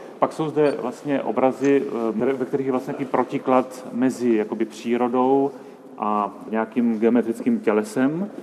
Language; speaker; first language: Czech; native; Czech